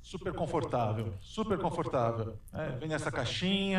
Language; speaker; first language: Portuguese; native; Portuguese